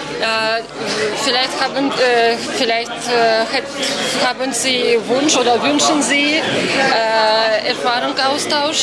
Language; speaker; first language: German; non-native, learner; Russian